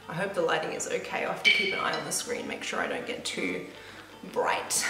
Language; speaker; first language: English; native; English